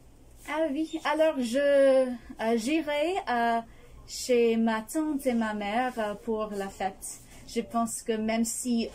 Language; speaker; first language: French; non-native, fluent; English